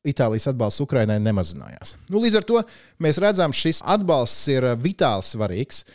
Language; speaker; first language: Latvian; native; Latvian